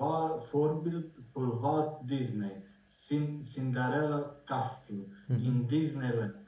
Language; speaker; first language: German; non-native, learner; Croatian